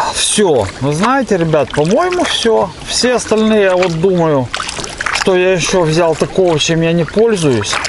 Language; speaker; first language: Russian; native; Russian